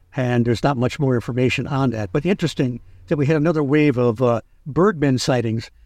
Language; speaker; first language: English; native; English